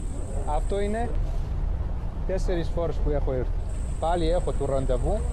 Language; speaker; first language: Greek; non-native, learner; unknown